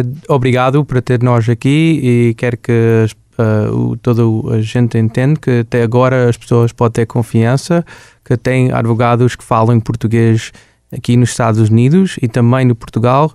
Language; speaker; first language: Portuguese; early bilingual, other home language; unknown